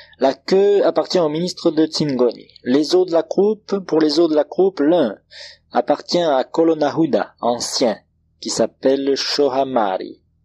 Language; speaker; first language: French; non-native, local second language; Comorian